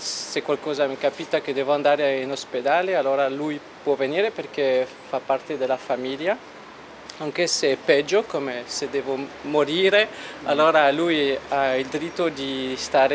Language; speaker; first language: Italian; non-native, fluent; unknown